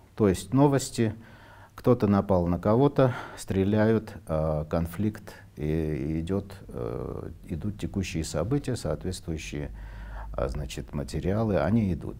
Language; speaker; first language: Russian; non-native, local second language; Armenian